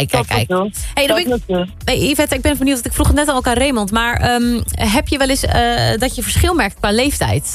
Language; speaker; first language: Dutch; native; Dutch